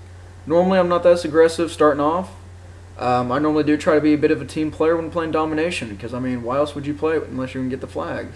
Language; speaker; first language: English; native; English